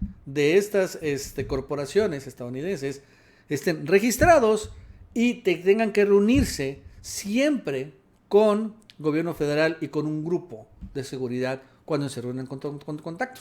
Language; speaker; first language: Spanish; native; Spanish